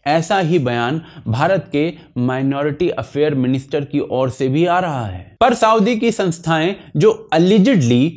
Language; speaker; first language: Hindi; native; Hindi